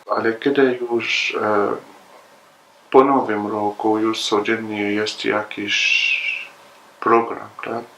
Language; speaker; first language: Polish; non-native, learner; Arabic